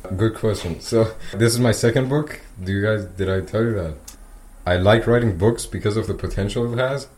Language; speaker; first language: English; non-native, fluent; Persian